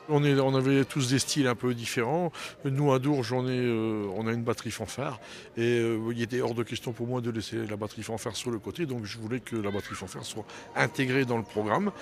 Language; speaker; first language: French; native; French